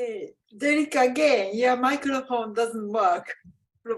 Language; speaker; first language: English; non-native, fluent; Japanese